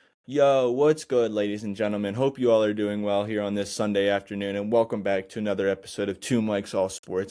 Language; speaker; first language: English; native; English